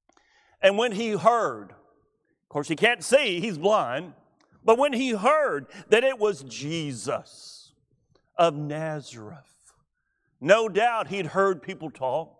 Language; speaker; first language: English; native; English